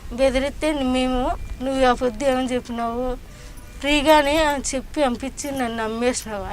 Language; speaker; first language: Telugu; native; Telugu